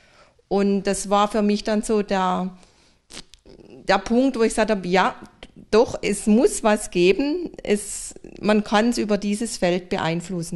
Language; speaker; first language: German; native; German